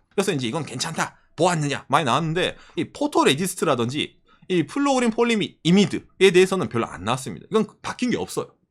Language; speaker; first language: Korean; native; Korean